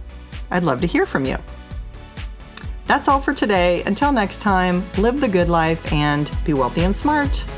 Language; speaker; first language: English; native; English